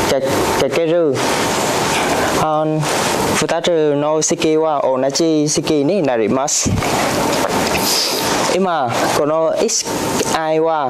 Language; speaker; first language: Japanese; non-native, learner; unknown